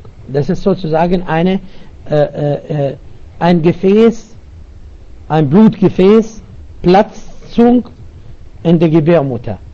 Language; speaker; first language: German; non-native, fluent; Arabic